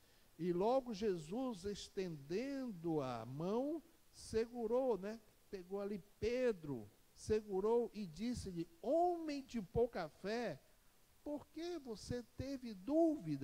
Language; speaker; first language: Portuguese; native; Portuguese